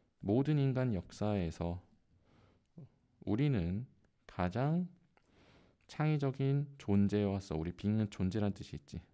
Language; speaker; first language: Korean; native; Korean